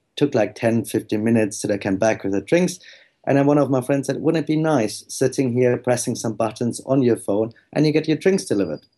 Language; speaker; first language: English; non-native, fluent; German